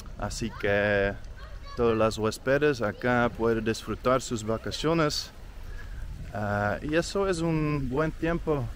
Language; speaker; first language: Spanish; non-native, learner; Dutch